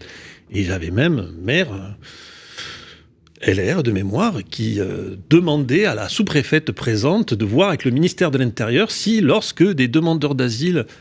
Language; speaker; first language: French; native; French